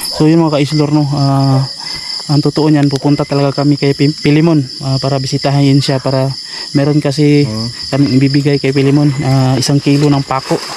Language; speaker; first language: Filipino; non-native, local second language; Cebuano